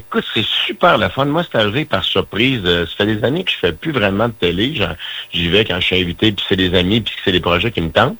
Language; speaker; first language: French; native; French